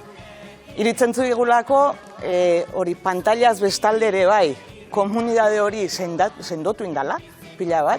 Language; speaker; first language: Basque; native; Basque